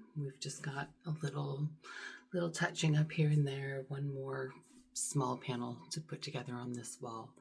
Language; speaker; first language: English; native; English